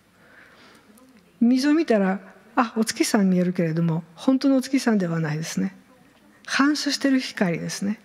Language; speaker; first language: Japanese; non-native, fluent; Bulgarian